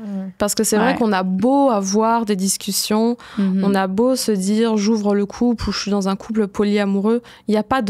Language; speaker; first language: French; native; French